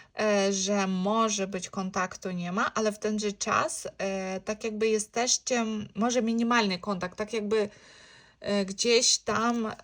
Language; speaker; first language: Polish; non-native, learner; Ukrainian